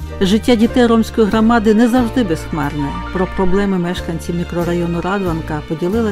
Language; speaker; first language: Ukrainian; native; Ukrainian